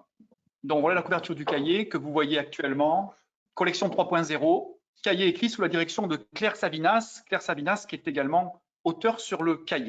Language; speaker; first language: French; native; French